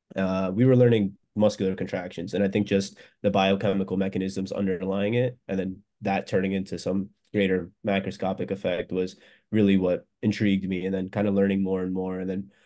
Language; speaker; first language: English; native; English